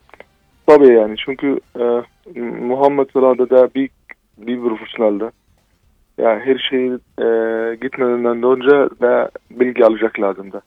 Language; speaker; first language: Turkish; non-native, fluent; Arabic